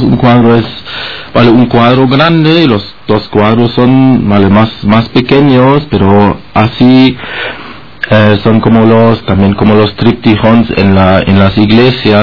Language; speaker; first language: Spanish; non-native, fluent; German